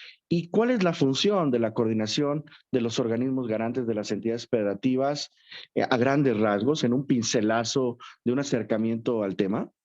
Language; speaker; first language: Spanish; native; Spanish